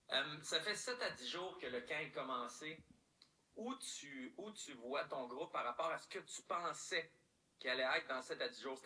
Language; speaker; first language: French; native; French